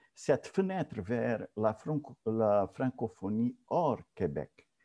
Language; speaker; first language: French; non-native, fluent; Portuguese